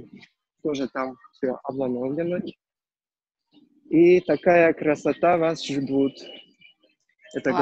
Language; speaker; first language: Russian; non-native, learner; Turkish